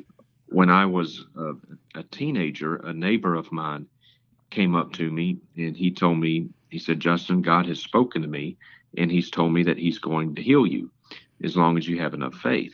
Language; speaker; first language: English; native; English